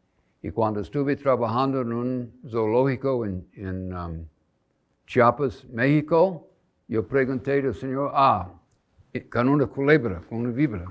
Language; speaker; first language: Spanish; non-native, fluent; English